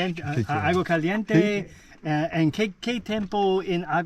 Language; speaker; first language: Spanish; non-native, learner; English